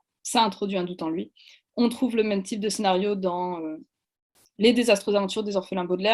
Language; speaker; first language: French; native; French